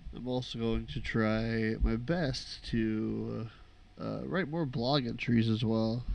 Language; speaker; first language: English; native; English